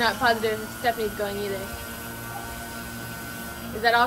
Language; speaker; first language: English; native; English